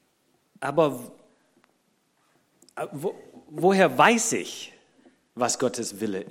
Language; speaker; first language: German; non-native, fluent; English